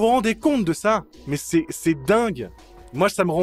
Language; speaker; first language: French; native; French